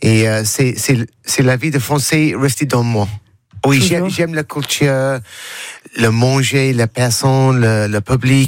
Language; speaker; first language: French; non-native, learner; English